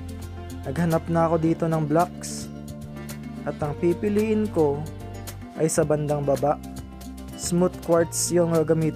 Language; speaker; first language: Filipino; native; Filipino